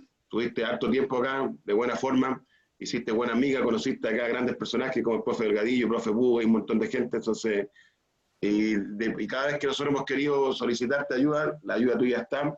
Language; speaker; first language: Spanish; native; Spanish